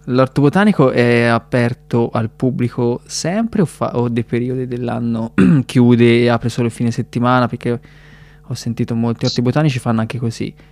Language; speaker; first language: Italian; native; Italian